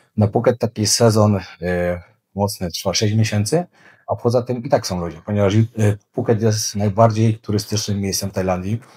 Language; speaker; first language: Polish; native; Polish